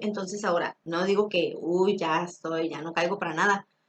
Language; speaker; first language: Spanish; native; Spanish